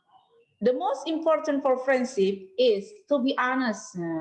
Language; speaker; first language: English; non-native, learner; Indonesian